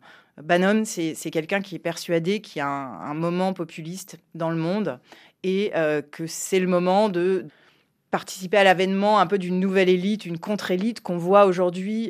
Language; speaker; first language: French; native; French